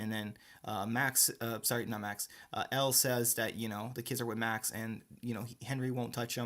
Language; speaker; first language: English; native; English